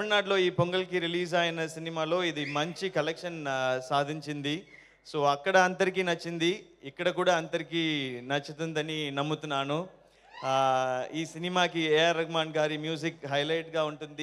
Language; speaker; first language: Telugu; non-native, learner; Tamil